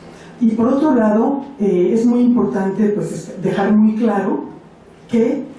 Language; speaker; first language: Spanish; native; Spanish